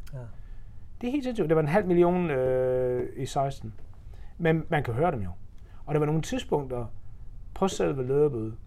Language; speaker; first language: Danish; non-native, fluent; English